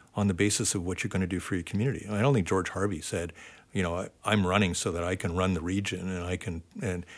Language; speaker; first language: English; native; English